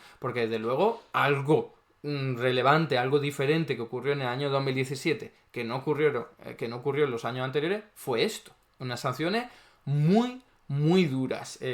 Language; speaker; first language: Spanish; native; Spanish